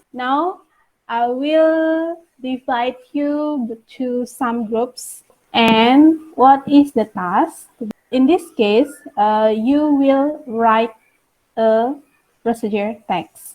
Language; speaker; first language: English; non-native, fluent; Indonesian